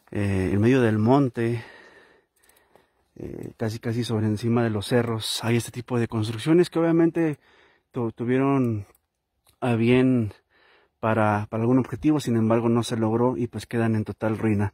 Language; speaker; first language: Spanish; native; Spanish